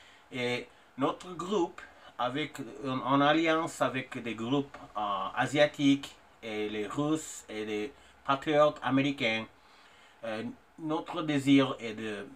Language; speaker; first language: French; non-native, fluent; English